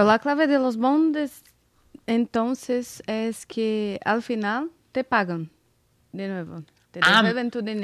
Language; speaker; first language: Spanish; non-native, learner; Portuguese